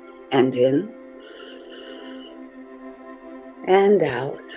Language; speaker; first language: English; native; English